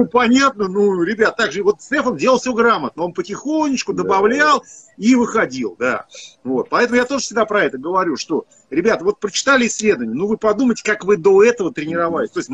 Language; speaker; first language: Russian; native; Russian